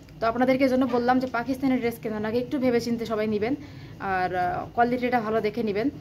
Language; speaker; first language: Bangla; native; Bangla